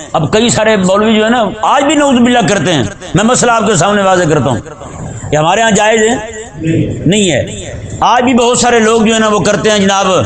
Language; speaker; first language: Urdu; non-native, local second language; Punjabi